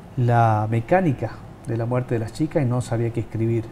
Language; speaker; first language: Spanish; native; Spanish